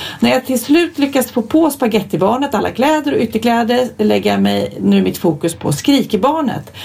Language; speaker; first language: Swedish; native; Swedish